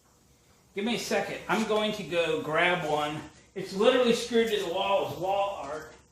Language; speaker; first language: English; native; English